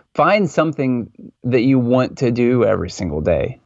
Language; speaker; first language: English; native; English